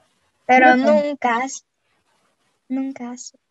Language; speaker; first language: Spanish; non-native, fluent; Russian